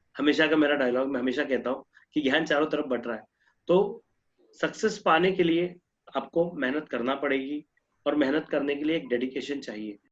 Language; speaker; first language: Hindi; non-native, local second language; Marathi